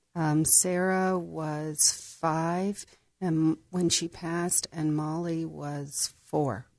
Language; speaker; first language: English; native; English